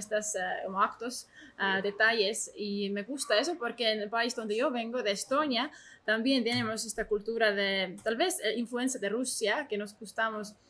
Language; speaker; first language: Spanish; non-native, learner; Estonian